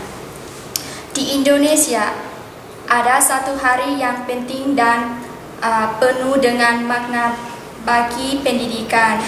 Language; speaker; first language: Indonesian; non-native, learner; Lao